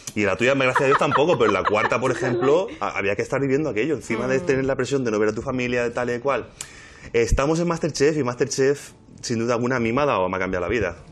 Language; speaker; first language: Spanish; native; Spanish